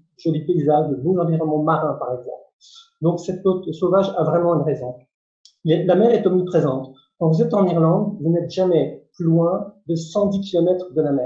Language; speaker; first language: French; native; French